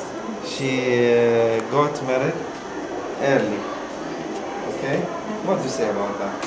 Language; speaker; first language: English; non-native, learner; Arabic